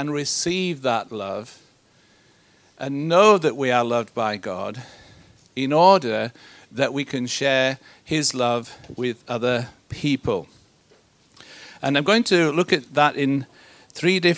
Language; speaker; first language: English; native; English